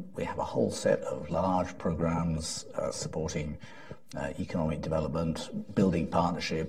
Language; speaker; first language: English; native; English